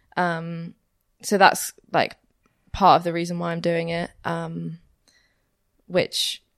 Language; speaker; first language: English; native; English